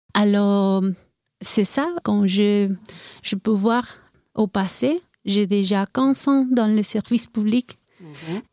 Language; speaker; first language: French; non-native, fluent; Spanish